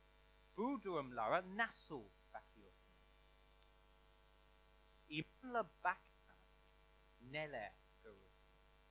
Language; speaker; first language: Turkish; non-native, learner; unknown